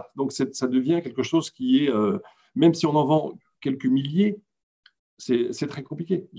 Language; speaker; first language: French; native; French